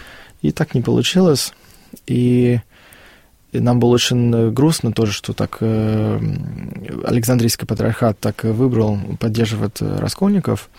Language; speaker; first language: Russian; non-native, fluent; Afrikaans